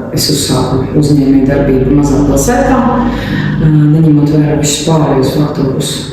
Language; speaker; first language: Latvian; non-native, local second language; Russian